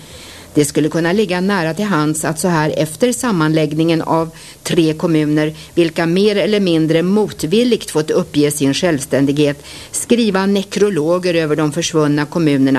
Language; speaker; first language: Swedish; native; Swedish